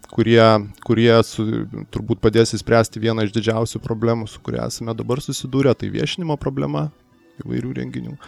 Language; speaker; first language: Lithuanian; native; Lithuanian